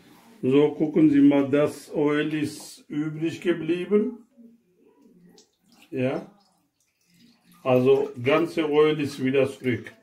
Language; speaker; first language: German; non-native, learner; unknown